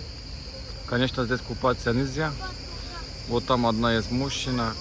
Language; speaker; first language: Russian; non-native, learner; Turkish